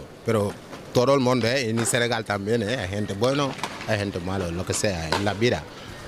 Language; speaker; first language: Spanish; non-native, learner; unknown